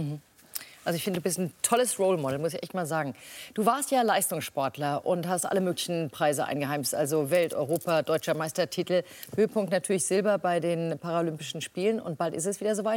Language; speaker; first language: German; native; German